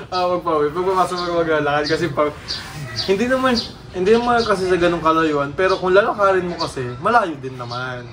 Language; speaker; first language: Filipino; native; Filipino